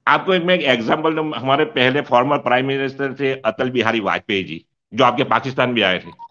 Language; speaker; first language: Hindi; non-native, local second language; Gujarati